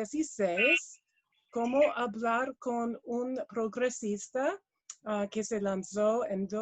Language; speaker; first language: Spanish; non-native, learner; English